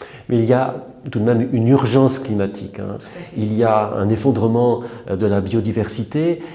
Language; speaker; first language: French; native; French